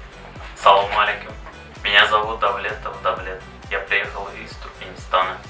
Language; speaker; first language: Russian; non-native, fluent; Turkmen